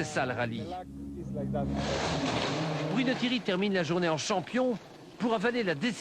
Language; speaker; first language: French; native; French